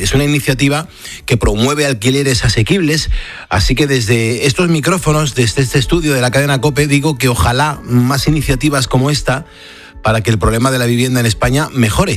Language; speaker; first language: Spanish; native; Spanish